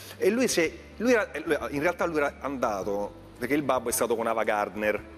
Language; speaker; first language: Italian; native; Italian